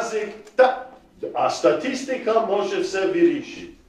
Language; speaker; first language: Ukrainian; non-native, learner; English